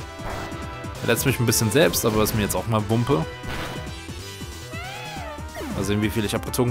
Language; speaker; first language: German; native; German